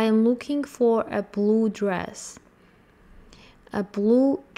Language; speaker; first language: English; non-native, fluent; Georgian